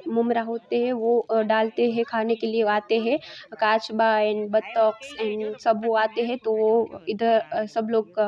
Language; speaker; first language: Hindi; non-native, local second language; Gujarati